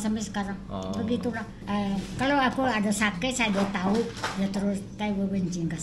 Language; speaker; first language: Indonesian; non-native, local second language; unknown